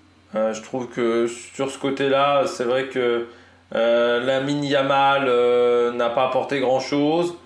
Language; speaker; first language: French; native; French